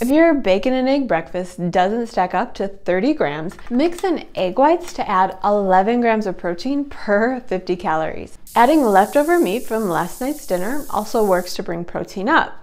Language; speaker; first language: English; native; English